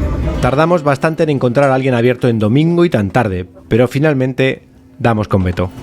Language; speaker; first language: Spanish; native; Spanish